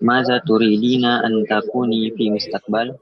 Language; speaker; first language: Arabic; non-native, learner; Indonesian